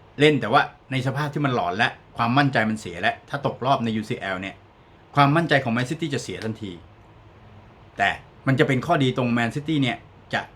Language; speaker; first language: Thai; native; Thai